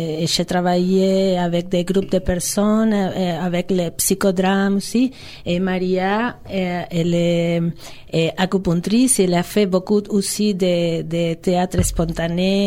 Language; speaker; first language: French; non-native, fluent; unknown